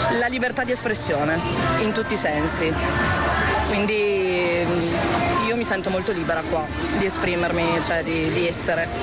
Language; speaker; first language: Italian; non-native, fluent; Portuguese